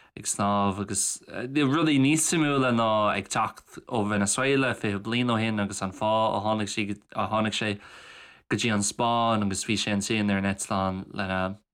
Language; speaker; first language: Irish; native; Irish